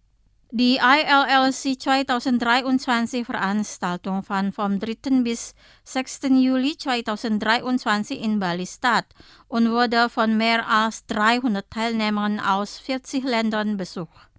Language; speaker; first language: German; non-native, fluent; Indonesian